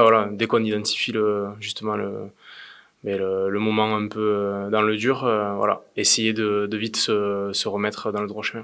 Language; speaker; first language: French; native; French